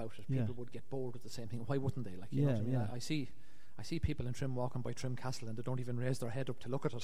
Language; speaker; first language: English; native; English